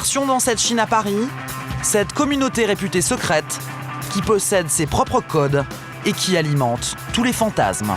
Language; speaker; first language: French; native; French